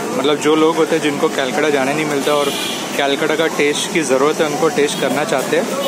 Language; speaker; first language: Hindi; non-native, local second language; Bangla